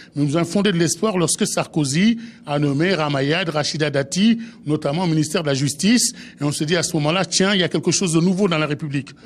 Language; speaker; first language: French; native; French